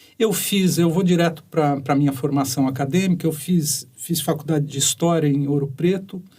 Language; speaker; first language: Portuguese; native; Portuguese